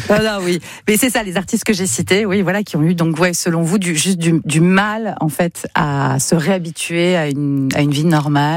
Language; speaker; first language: French; native; French